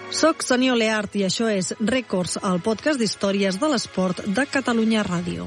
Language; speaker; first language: Catalan; native; Catalan